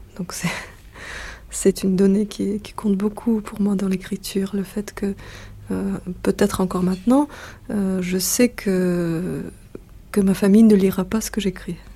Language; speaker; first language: French; non-native, fluent; Russian